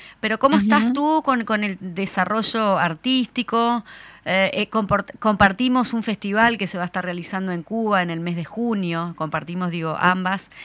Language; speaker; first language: Spanish; native; Spanish